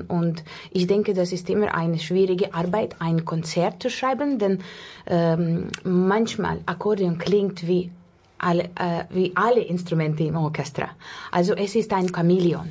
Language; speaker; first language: German; non-native, learner; Russian